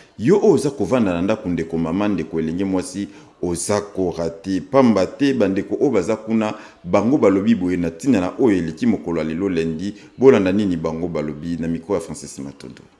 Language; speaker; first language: Lingala; native; Lingala